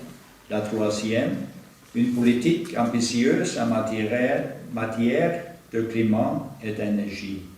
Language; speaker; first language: French; non-native, fluent; Norwegian